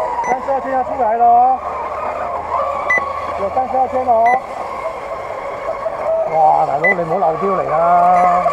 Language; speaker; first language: Cantonese; native; Cantonese